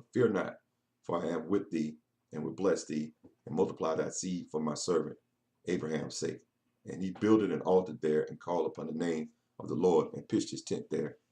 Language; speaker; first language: English; native; English